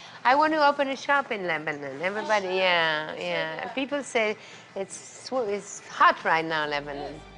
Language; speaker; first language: English; non-native, fluent; French